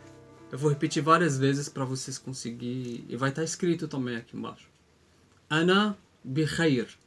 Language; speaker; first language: Portuguese; non-native, fluent; Arabic